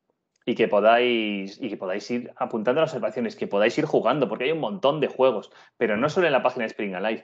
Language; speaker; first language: Spanish; native; Spanish